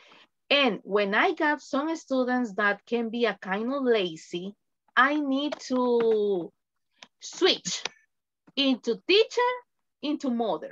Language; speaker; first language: English; non-native, fluent; Spanish